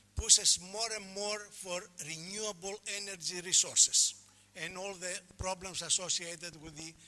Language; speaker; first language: English; non-native, fluent; Greek